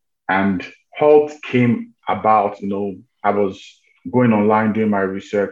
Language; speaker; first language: English; non-native, local second language; Yoruba